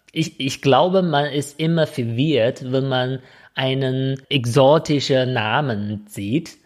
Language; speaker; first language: German; non-native, fluent; Chinese